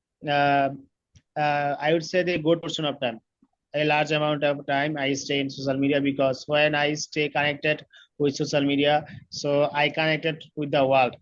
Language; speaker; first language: English; non-native, learner; Bangla